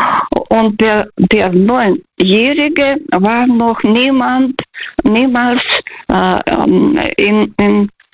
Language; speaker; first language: German; non-native, fluent; Russian